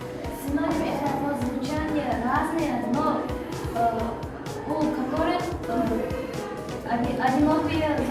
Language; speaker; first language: Russian; non-native, local second language; Kazakh